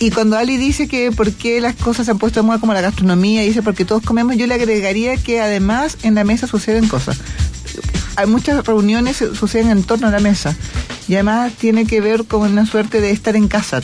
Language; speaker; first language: Spanish; native; Spanish